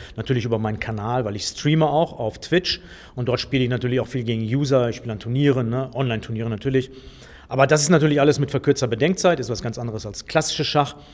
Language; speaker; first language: German; native; German